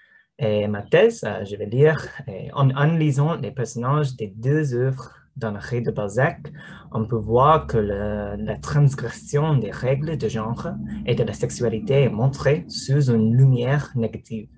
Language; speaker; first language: French; non-native, learner; English